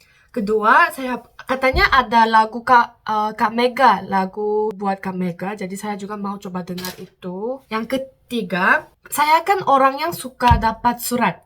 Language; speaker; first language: Indonesian; non-native, fluent; Korean